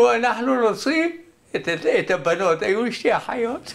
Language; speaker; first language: Hebrew; non-native, fluent; Arabic